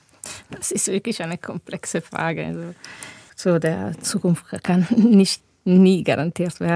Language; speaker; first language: German; non-native, fluent; Italian